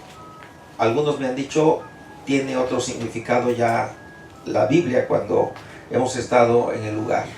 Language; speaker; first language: Spanish; native; Spanish